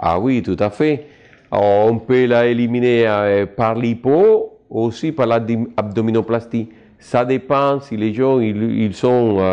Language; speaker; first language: French; non-native, fluent; Spanish